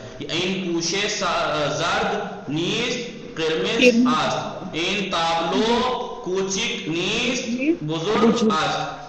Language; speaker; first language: Persian; non-native, fluent; Urdu